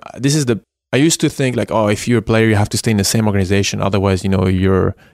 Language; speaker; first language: English; non-native, fluent; French